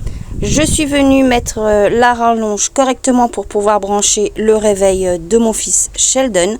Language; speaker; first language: French; native; French